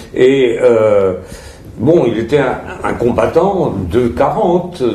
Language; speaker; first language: French; early bilingual, other home language; Russian